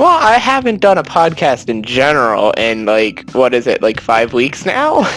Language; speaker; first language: English; native; English